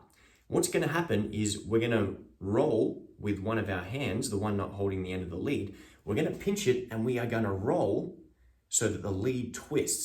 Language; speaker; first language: English; native; English